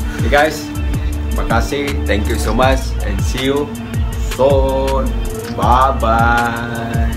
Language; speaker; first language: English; non-native, local second language; Malay